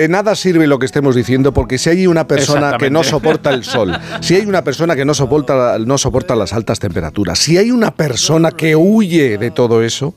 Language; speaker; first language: Spanish; native; Spanish